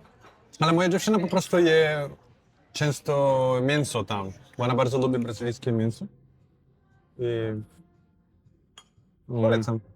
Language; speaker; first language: Polish; non-native, fluent; Portuguese